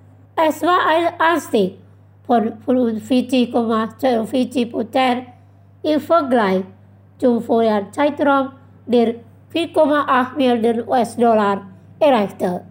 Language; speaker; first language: German; non-native, fluent; Indonesian